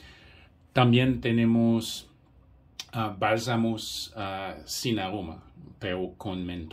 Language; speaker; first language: Spanish; non-native, fluent; English